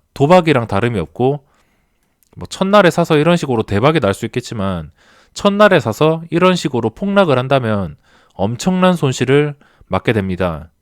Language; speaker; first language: Korean; native; Korean